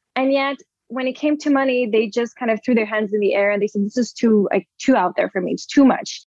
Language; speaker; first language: English; early bilingual, other home language; Portuguese